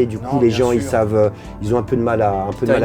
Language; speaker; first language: French; native; French